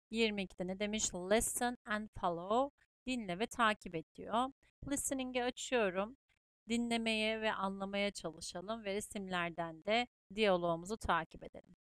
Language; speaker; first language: Turkish; native; Turkish